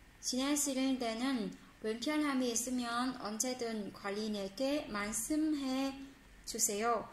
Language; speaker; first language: Korean; non-native, fluent; Vietnamese